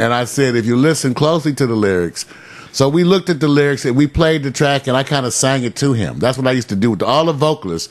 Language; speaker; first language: English; native; English